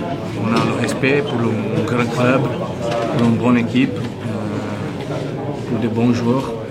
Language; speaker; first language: French; non-native, fluent; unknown